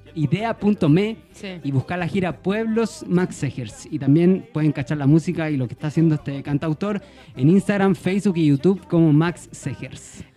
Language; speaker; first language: Spanish; native; Spanish